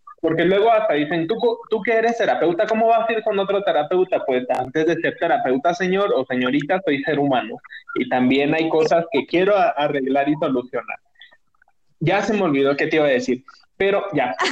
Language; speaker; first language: Spanish; native; Spanish